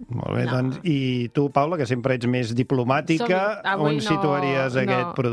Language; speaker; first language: Catalan; native; Catalan